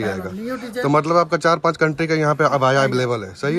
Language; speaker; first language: Hindi; native; Hindi